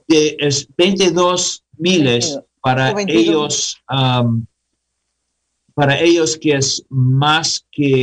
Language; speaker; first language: Spanish; non-native, learner; English